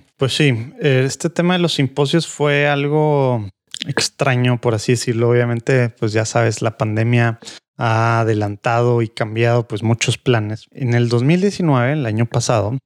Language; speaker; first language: Spanish; native; Spanish